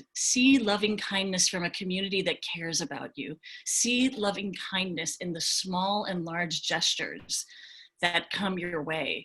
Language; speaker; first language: English; native; English